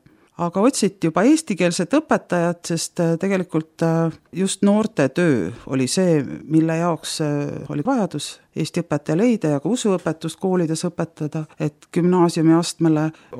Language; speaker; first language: Estonian; native; Estonian